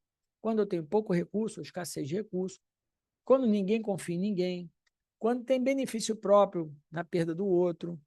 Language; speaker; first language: Portuguese; native; Portuguese